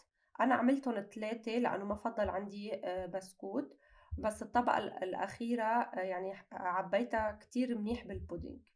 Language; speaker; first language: Arabic; native; Arabic